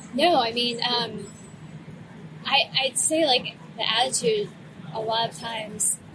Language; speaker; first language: English; native; English